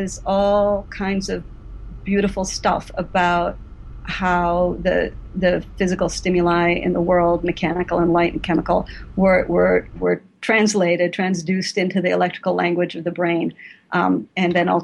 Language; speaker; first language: English; native; English